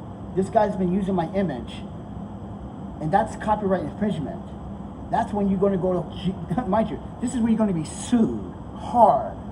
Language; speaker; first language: English; native; English